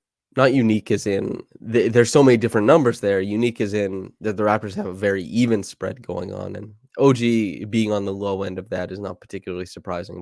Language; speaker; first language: English; native; English